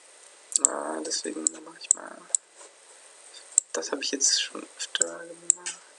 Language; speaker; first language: German; native; German